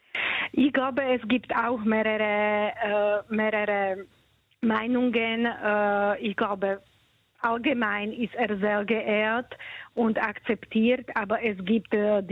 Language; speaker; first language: German; non-native, fluent; Slovak